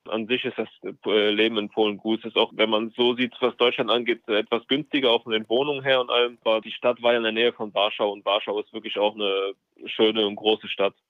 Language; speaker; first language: German; native; German